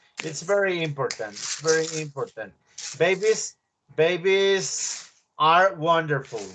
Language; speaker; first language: English; non-native, learner; Spanish